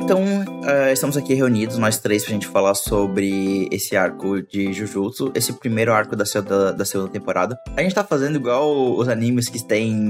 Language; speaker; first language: Portuguese; native; Portuguese